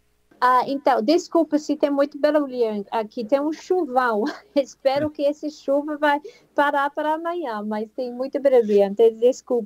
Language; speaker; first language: Portuguese; non-native, fluent; English